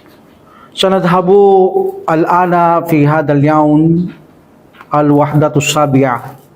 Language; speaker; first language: Arabic; non-native, fluent; Filipino